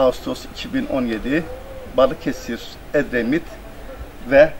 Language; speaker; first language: Turkish; native; Turkish